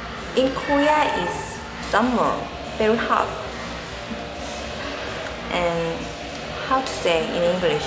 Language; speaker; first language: English; non-native, learner; Korean